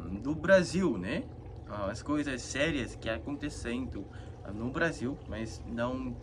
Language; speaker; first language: Portuguese; non-native, fluent; Korean